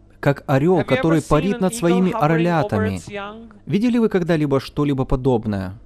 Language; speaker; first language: Russian; native; Russian